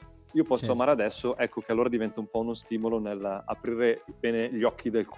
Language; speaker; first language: Italian; native; Italian